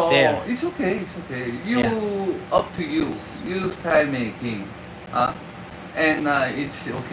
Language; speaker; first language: English; non-native, learner; Korean